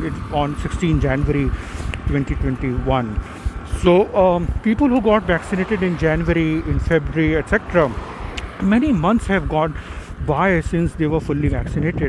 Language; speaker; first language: English; non-native, local second language; Hindi